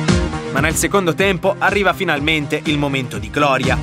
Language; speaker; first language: Italian; native; Italian